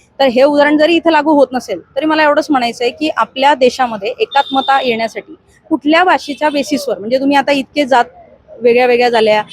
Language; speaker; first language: Marathi; non-native, local second language; Hindi